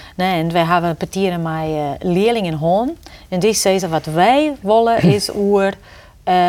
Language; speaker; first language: Dutch; non-native, fluent; Portuguese